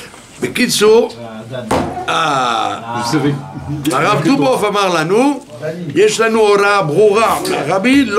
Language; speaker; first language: Hebrew; non-native, fluent; French